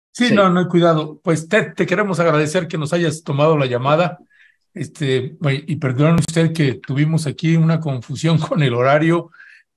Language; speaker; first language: Spanish; native; Spanish